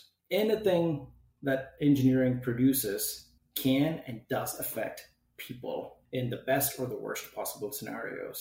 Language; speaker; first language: English; non-native, local second language; Tamil